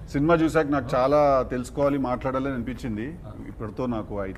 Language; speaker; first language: Telugu; native; Telugu